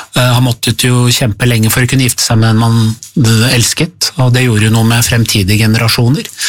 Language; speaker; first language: Norwegian; early bilingual, other home language; Persian